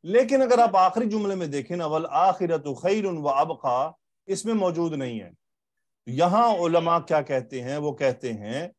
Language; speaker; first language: Urdu; native; Urdu